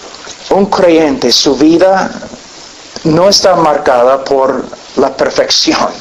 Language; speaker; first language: Spanish; non-native, fluent; English